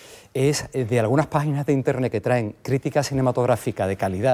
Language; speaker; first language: Spanish; native; Spanish